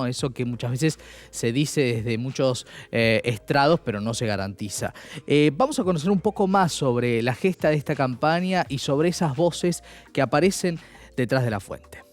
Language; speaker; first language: Spanish; native; Spanish